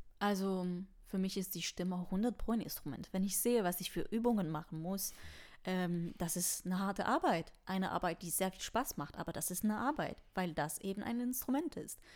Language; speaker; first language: German; non-native, fluent; French